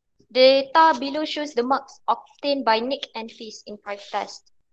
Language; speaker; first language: English; non-native, local second language; Malay